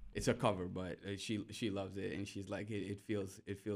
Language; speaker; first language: English; non-native, local second language; Ganda